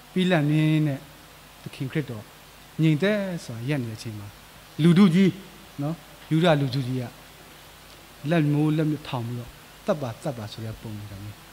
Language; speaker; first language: Burmese; non-native, local second language; S'gaw Karen